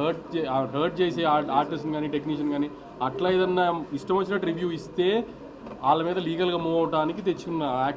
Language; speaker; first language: Telugu; native; Telugu